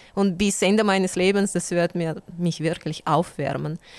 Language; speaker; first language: German; non-native, fluent; Ukrainian